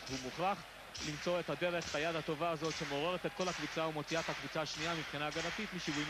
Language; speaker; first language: Hebrew; native; Hebrew